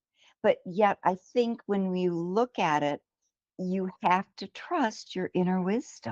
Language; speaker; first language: English; native; English